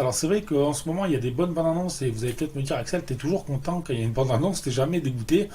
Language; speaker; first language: French; native; French